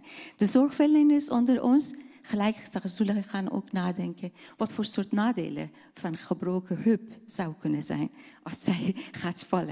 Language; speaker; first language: Dutch; non-native, fluent; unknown